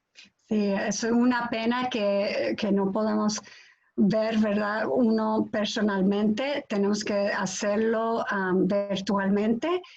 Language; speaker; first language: Spanish; non-native, fluent; English